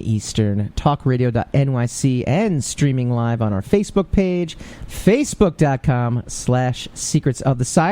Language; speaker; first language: English; native; English